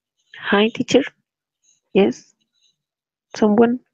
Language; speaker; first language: English; non-native, learner; Spanish